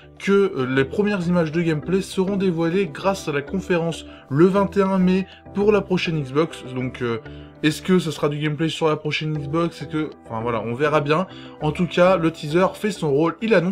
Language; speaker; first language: French; native; French